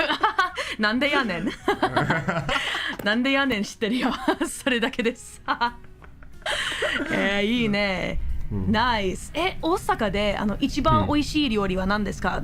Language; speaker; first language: Japanese; non-native, learner; English